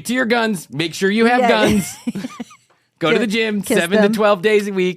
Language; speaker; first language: English; native; English